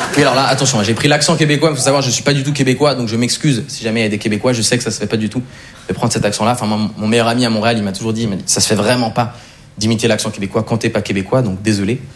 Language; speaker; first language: French; native; French